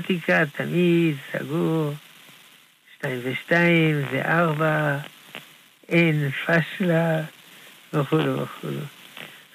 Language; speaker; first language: Hebrew; non-native, fluent; French